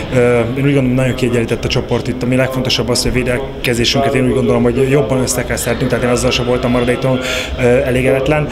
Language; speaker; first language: Hungarian; native; Hungarian